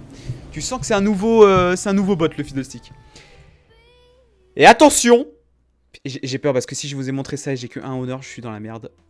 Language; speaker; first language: French; native; French